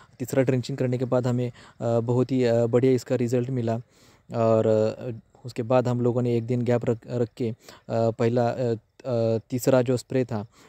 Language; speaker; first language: Hindi; native; Hindi